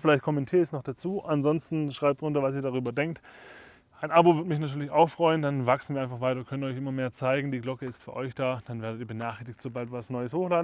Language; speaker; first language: German; native; German